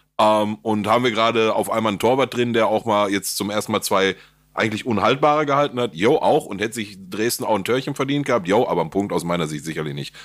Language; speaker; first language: German; native; German